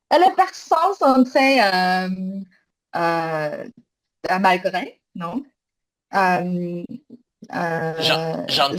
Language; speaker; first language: French; non-native, learner; English